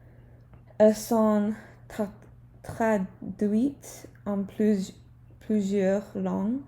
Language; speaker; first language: French; non-native, learner; English